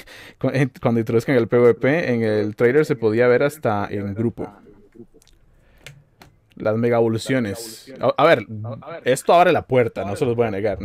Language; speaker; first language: Spanish; native; Spanish